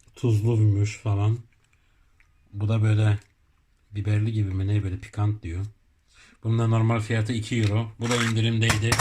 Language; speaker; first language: Turkish; early bilingual, heritage; Turkish